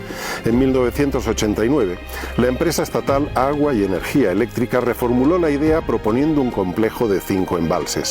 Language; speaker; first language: Spanish; native; Spanish